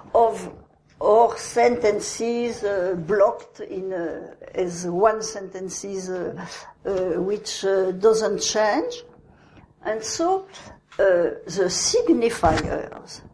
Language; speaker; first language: English; non-native, fluent; French